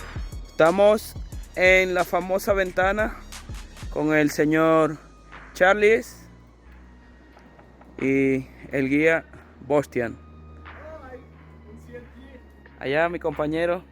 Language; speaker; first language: Spanish; native; Spanish